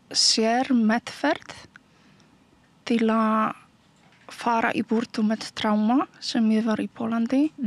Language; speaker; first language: Icelandic; non-native, learner; Polish